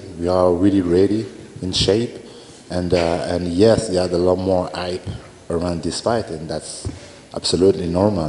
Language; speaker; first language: English; non-native, learner; French